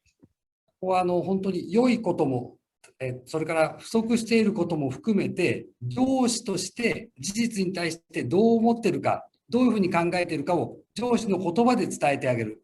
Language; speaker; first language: Japanese; native; Japanese